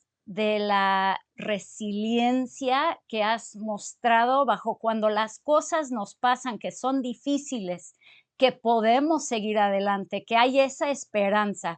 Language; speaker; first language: Spanish; early bilingual, other home language; English